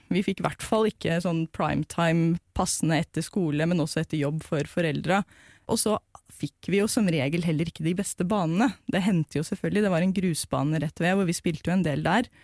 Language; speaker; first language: Norwegian; native; Norwegian